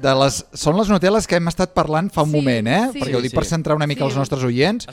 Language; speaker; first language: Catalan; native; Catalan